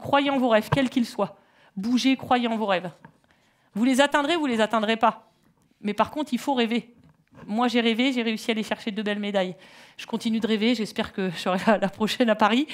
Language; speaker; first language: French; native; French